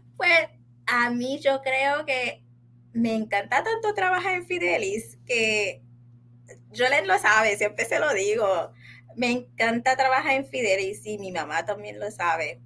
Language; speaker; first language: Spanish; non-native, fluent; Haitian Creole